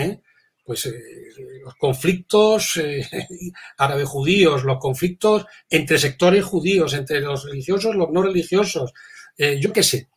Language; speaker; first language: Spanish; native; Spanish